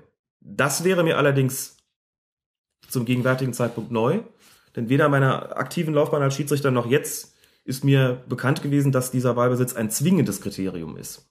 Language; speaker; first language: German; native; German